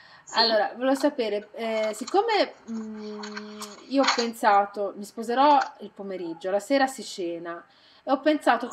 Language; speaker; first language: Italian; native; Italian